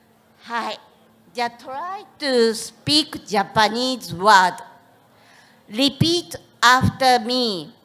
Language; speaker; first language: English; non-native, learner; Japanese